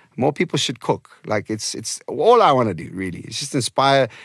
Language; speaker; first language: English; non-native, local second language; Portuguese